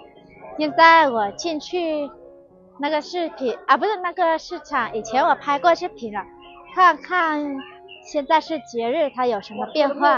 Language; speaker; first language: Chinese; non-native, fluent; Vietnamese